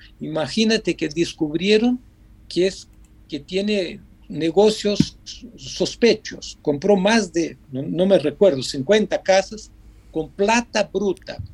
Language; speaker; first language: Spanish; non-native, fluent; Portuguese